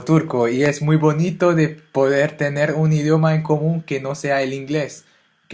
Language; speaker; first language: Spanish; non-native, fluent; French